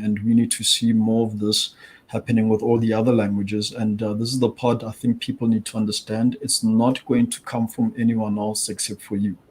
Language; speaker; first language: English; non-native, local second language; Tswana